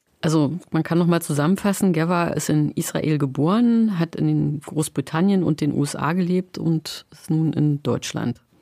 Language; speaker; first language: German; native; German